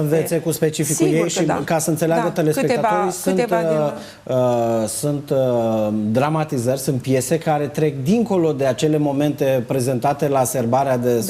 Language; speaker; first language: Romanian; native; Romanian